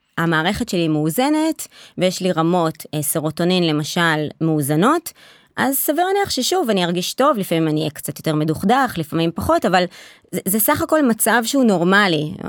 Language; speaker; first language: Hebrew; native; Hebrew